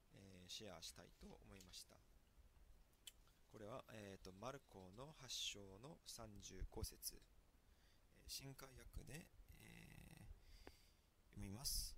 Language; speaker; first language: Japanese; non-native, fluent; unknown